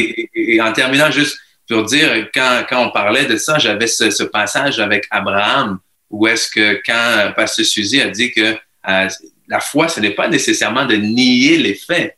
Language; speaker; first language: French; native; French